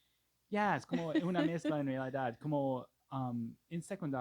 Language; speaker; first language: Spanish; non-native, fluent; English